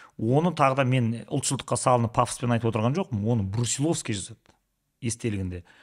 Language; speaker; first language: Kazakh; native; Kazakh